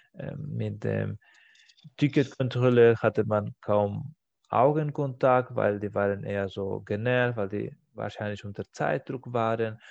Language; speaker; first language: German; non-native, fluent; Spanish